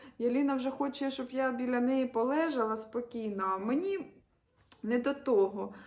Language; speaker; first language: Ukrainian; native; Ukrainian